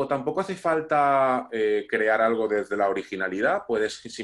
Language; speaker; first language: Spanish; native; Spanish